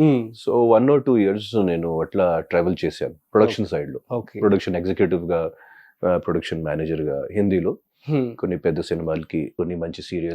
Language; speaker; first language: Telugu; non-native, local second language; Hindi